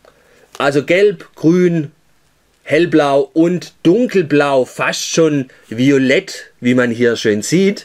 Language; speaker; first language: German; native; German